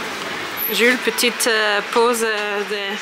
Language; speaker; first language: French; non-native, learner; Italian